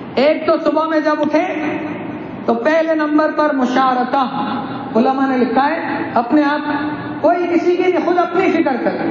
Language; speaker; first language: Urdu; non-native, local second language; Gujarati